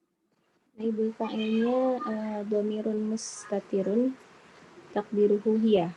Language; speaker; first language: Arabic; non-native, learner; Indonesian